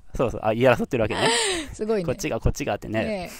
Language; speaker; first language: Japanese; native; Japanese